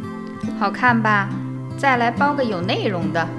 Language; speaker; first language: Chinese; native; Chinese